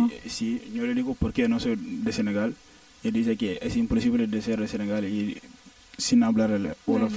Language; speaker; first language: Spanish; non-native, learner; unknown